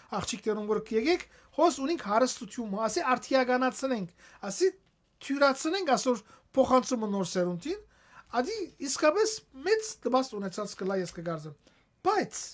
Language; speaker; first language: Armenian; native; Armenian